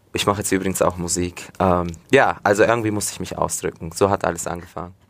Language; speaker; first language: German; early bilingual, other home language; Turkish